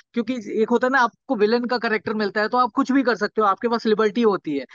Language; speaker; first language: Hindi; native; Hindi